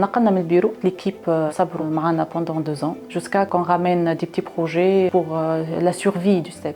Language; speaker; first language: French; non-native, local second language; Arabic